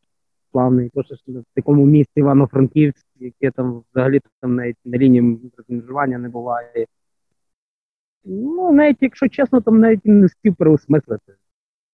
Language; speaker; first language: Ukrainian; native; Ukrainian